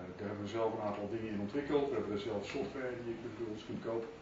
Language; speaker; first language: Dutch; native; Dutch